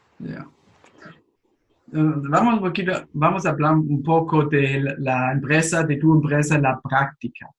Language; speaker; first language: Spanish; non-native, fluent; German